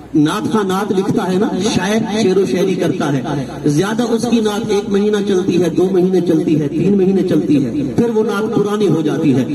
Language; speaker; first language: Urdu; native; Urdu